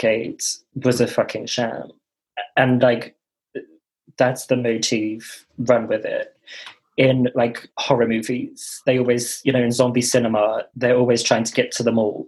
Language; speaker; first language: English; native; English